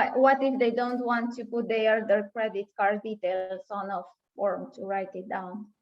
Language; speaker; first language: English; non-native, fluent; Romanian